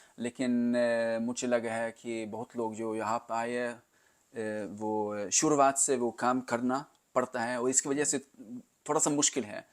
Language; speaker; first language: Hindi; non-native, learner; Swedish